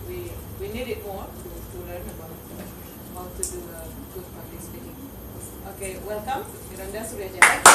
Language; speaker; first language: English; non-native, learner; Indonesian